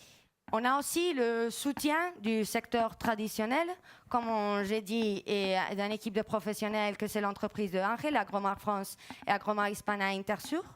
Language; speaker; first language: French; non-native, fluent; Spanish